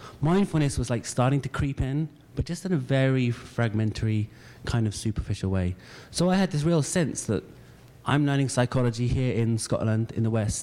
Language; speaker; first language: English; native; English